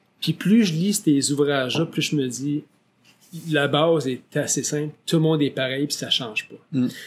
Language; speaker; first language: French; native; French